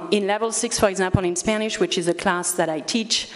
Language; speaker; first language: English; early bilingual, other home language; Spanish